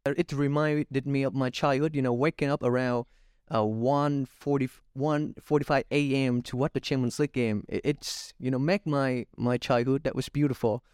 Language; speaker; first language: English; non-native, fluent; Vietnamese